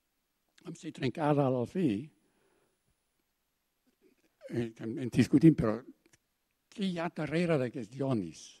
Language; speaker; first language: Catalan; non-native, fluent; German